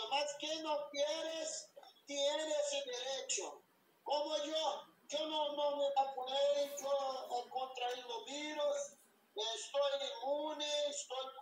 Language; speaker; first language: Spanish; non-native, learner; Portuguese